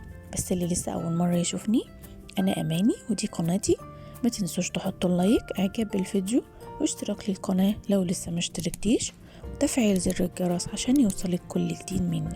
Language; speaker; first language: Arabic; native; Arabic